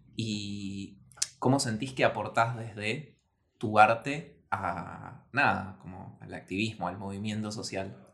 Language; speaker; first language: Spanish; native; Spanish